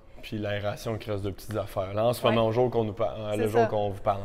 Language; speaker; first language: French; native; French